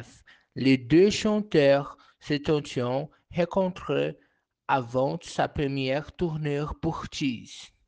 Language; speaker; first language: French; non-native, learner; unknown